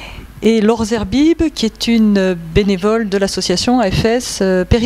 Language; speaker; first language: French; native; French